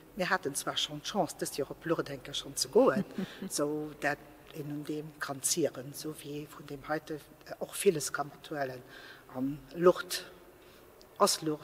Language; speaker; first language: Luxembourgish; native; Luxembourgish